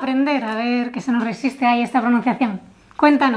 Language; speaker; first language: Spanish; native; Spanish